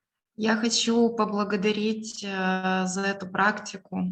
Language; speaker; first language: Russian; native; Russian